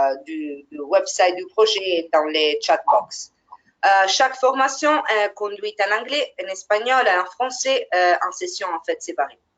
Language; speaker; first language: French; non-native, fluent; Italian